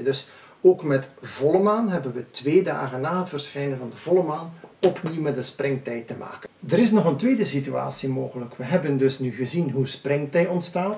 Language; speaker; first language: Dutch; native; Dutch